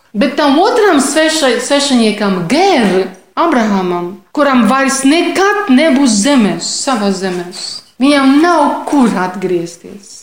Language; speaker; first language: Latvian; non-native, fluent; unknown